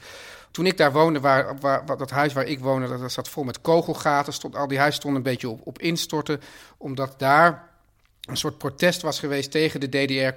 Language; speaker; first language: Dutch; native; Dutch